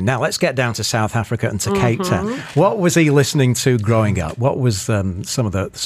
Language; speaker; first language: English; native; English